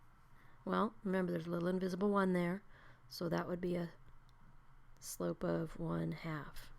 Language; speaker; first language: English; native; English